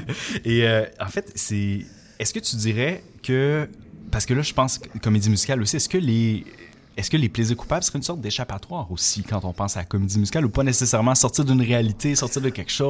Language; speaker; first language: French; native; French